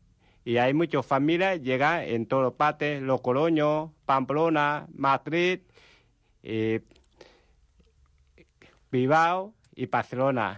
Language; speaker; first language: Spanish; non-native, learner; Vietnamese